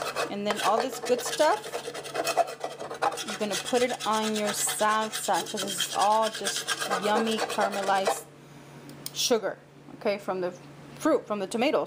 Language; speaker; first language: English; early bilingual, other home language; Spanish